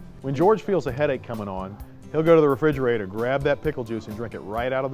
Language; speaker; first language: English; native; English